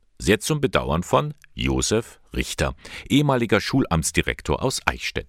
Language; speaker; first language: German; native; German